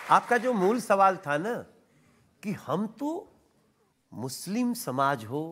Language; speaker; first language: Hindi; native; Hindi